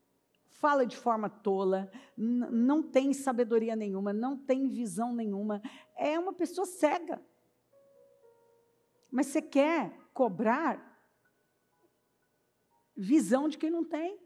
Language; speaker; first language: Portuguese; native; Portuguese